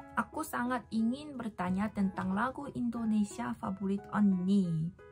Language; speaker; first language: Indonesian; non-native, learner; Korean